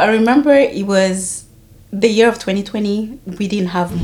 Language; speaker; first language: English; non-native, local second language; Kinyarwanda